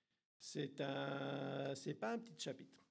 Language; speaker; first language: French; non-native, fluent; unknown